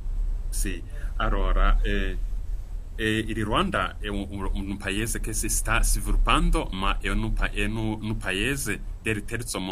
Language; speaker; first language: Italian; non-native, fluent; Kinyarwanda